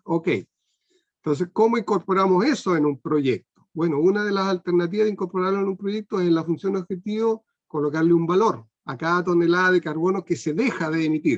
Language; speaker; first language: Spanish; non-native, fluent; Portuguese